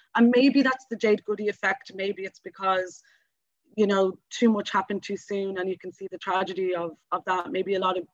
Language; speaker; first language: English; native; English